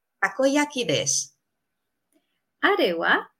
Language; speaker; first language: Japanese; non-native, fluent; Spanish